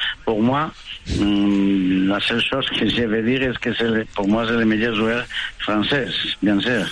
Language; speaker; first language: French; non-native, fluent; Spanish